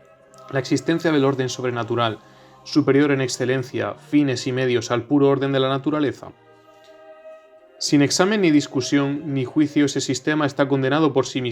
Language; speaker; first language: Spanish; native; Spanish